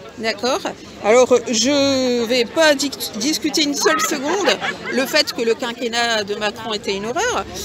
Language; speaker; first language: French; native; French